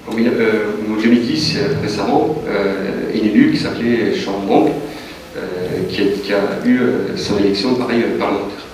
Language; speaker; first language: French; native; French